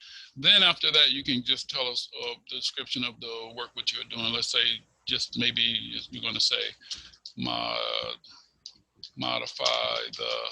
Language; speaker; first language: English; native; English